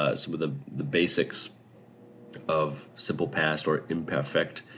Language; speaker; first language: English; native; English